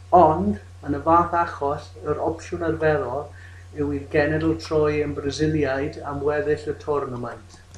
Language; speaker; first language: Welsh; non-native, local second language; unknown